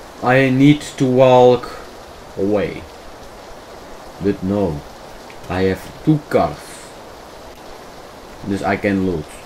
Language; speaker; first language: English; non-native, learner; Dutch